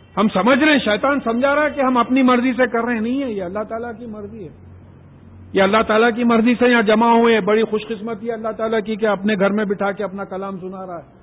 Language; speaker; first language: Urdu; native; Urdu